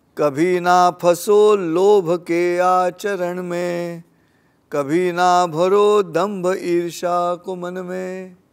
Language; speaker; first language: Hindi; non-native, local second language; Marathi